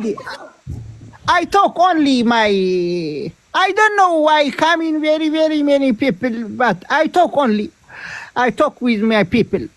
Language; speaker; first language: English; non-native, learner; Tigrinya